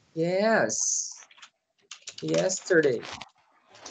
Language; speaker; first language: English; non-native, learner; Portuguese